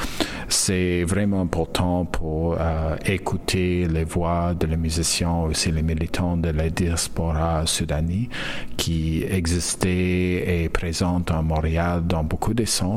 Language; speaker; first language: French; non-native, learner; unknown